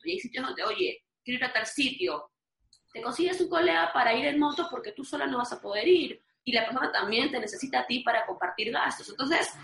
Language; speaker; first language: Spanish; native; Spanish